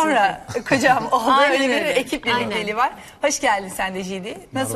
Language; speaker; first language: Turkish; native; Turkish